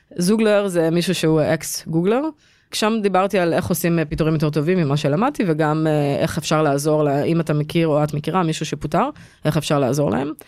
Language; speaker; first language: Hebrew; native; Hebrew